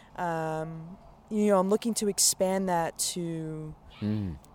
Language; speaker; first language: English; native; English